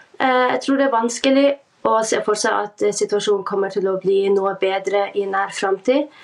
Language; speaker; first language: Norwegian; early bilingual, other home language; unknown